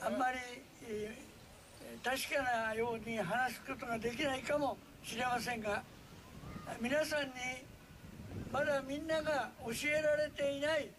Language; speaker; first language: Japanese; native; Japanese